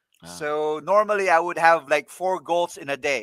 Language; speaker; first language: English; non-native, local second language; Filipino